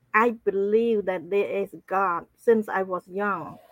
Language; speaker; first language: English; non-native, fluent; Khmer